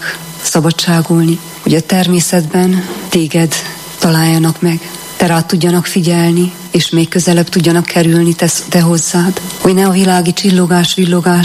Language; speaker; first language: Hungarian; non-native, local second language; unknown